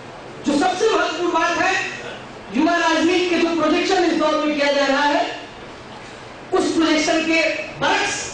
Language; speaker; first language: Hindi; native; Hindi